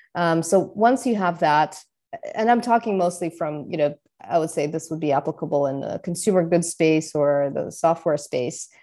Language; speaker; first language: English; non-native, fluent; Russian